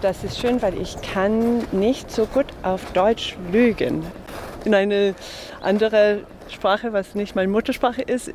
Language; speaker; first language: German; non-native, fluent; English